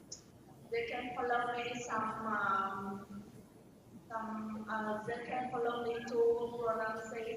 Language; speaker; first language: English; non-native, learner; Vietnamese